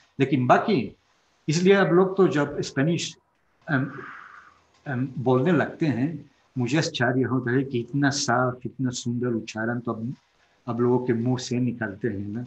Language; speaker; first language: Hindi; non-native, fluent; Spanish